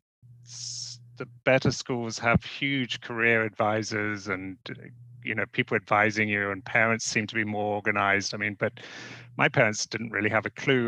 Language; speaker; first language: English; native; English